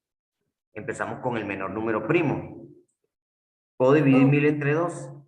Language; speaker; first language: Spanish; native; Spanish